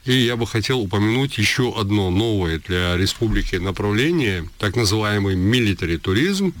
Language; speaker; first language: Russian; non-native, local second language; Chechen